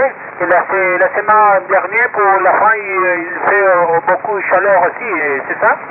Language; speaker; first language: French; non-native, learner; Spanish